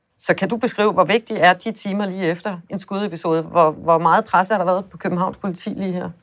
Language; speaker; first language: Danish; native; Danish